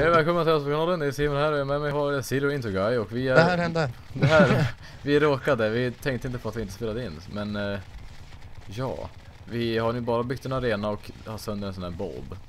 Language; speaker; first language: Swedish; native; Swedish